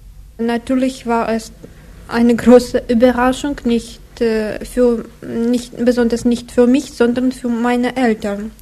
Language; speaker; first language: German; non-native, fluent; Russian